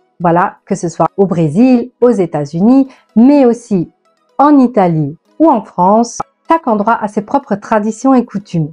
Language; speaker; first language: French; non-native, fluent; Italian